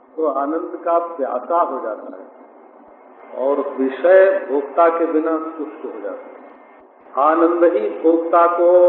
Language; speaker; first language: Hindi; native; Hindi